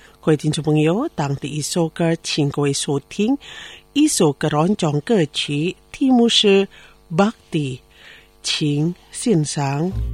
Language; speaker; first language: Chinese; early bilingual, heritage; Chinese